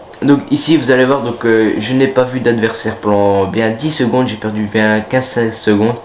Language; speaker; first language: French; native; French